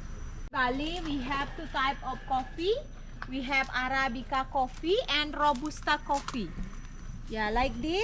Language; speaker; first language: English; non-native, learner; Balinese